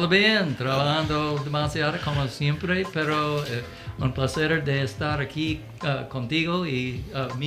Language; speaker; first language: Spanish; non-native, learner; English